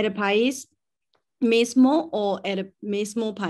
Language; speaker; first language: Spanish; non-native, learner; Chinese